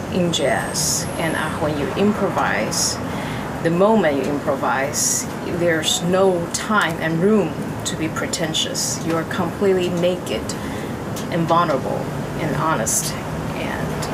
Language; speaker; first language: English; non-native, fluent; Chinese